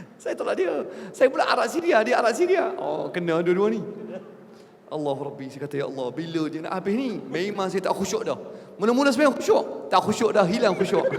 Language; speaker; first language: Malay; non-native, fluent; Arabic